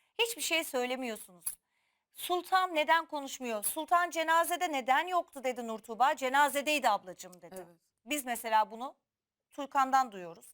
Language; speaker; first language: Turkish; native; Turkish